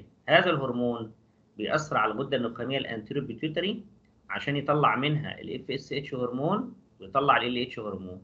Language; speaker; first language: Arabic; native; Arabic